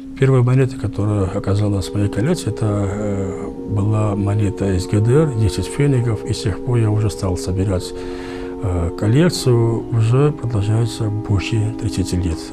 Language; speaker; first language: Russian; non-native, local second language; Georgian